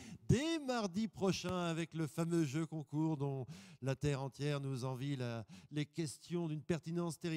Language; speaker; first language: French; native; French